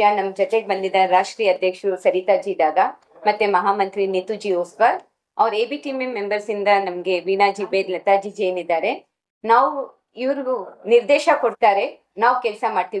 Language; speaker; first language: Kannada; non-native, local second language; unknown